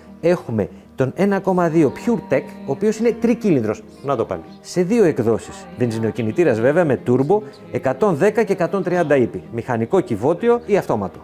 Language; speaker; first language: Greek; native; Greek